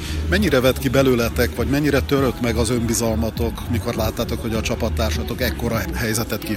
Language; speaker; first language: Hungarian; native; Hungarian